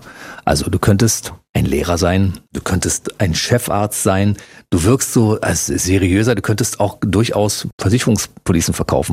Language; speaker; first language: German; native; German